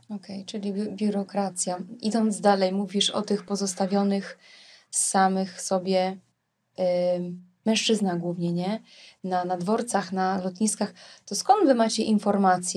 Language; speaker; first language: Polish; native; Polish